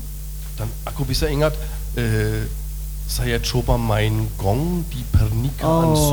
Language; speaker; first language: Indonesian; non-native, learner; German